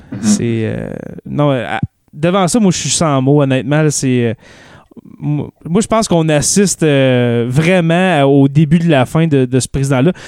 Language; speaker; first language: French; native; French